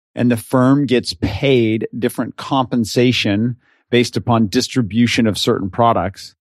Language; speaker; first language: English; native; English